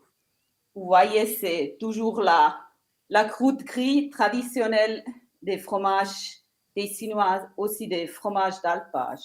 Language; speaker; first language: French; non-native, local second language; Italian